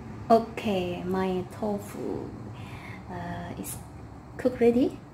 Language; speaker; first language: English; non-native, learner; Indonesian